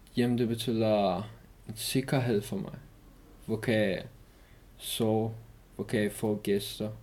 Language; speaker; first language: Danish; non-native, learner; Persian